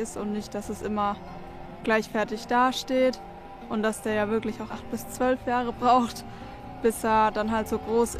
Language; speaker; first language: German; native; German